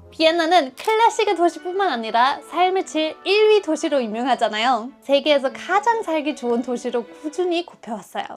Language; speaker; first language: Korean; non-native, fluent; German